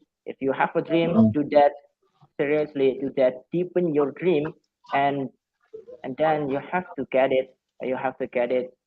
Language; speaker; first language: English; non-native, fluent; Javanese